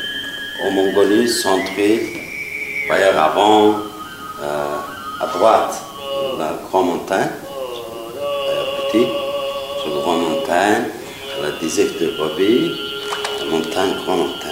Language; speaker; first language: French; non-native, learner; Mongolian